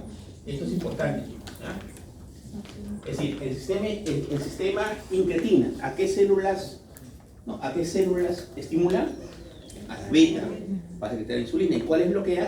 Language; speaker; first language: Spanish; native; Spanish